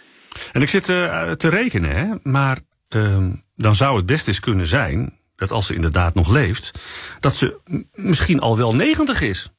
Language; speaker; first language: Dutch; native; Dutch